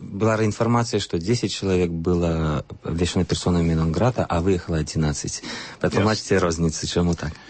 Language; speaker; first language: Belarusian; native; Belarusian